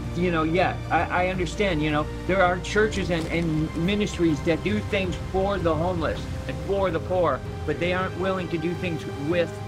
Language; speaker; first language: English; native; English